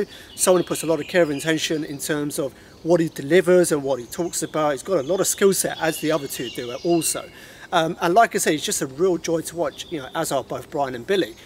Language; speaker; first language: English; native; English